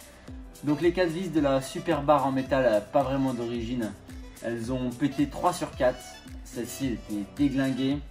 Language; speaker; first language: French; native; French